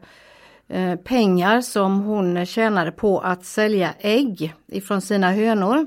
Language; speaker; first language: Swedish; native; Swedish